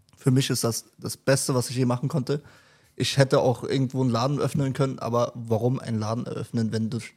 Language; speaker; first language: German; early bilingual, other home language; Turkish